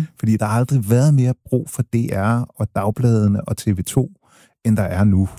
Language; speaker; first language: Danish; early bilingual, other home language; English